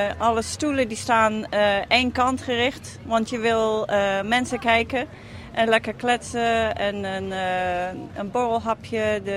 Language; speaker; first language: Dutch; native; Dutch